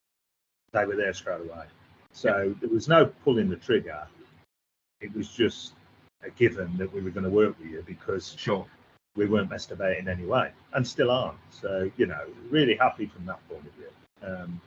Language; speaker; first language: English; native; English